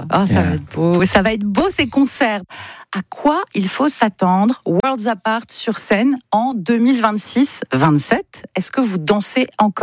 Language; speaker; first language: French; native; French